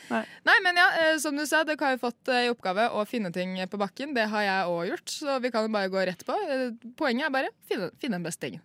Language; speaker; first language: Norwegian; native; Norwegian